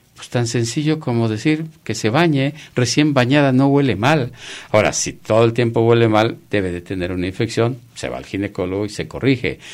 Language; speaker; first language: Spanish; native; Spanish